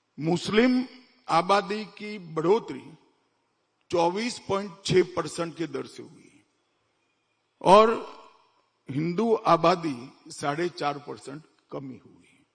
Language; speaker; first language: Hindi; non-native, local second language; Gujarati